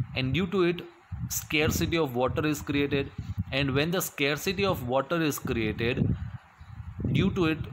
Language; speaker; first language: English; non-native, local second language; Gujarati